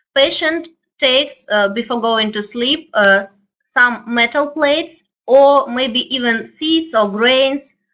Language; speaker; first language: English; non-native, fluent; Russian